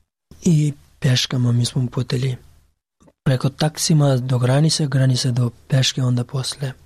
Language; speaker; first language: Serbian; non-native, learner; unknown